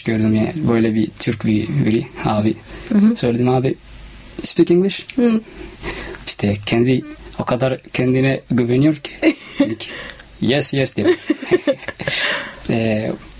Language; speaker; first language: Turkish; non-native, fluent; Somali